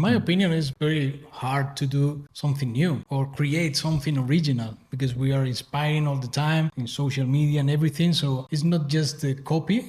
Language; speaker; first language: English; non-native, fluent; Spanish